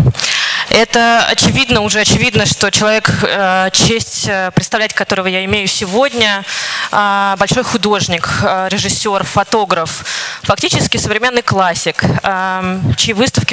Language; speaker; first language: Russian; native; Russian